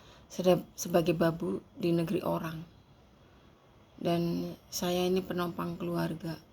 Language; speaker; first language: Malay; non-native, local second language; Javanese